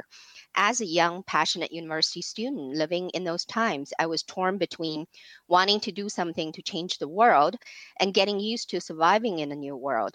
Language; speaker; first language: English; non-native, fluent; Chinese